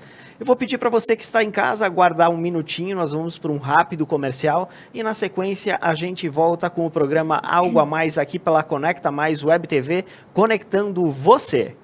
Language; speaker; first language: Portuguese; native; Portuguese